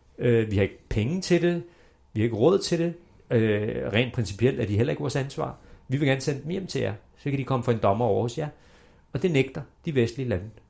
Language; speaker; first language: Danish; early bilingual, other home language; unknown